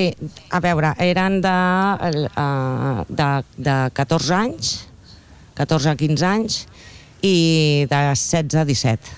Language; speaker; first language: Catalan; non-native, local second language; Spanish